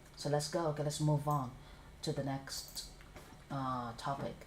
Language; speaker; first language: English; non-native, fluent; Vietnamese